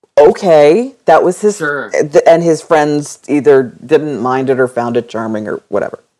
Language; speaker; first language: English; native; English